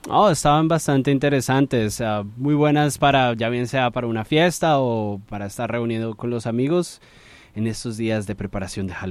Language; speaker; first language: Spanish; native; Spanish